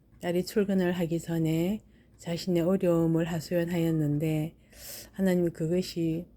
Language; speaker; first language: Korean; native; Korean